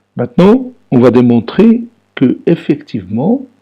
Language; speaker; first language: French; non-native, local second language; Arabic